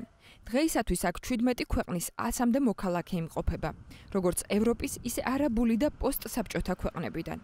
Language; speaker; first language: Georgian; native; Georgian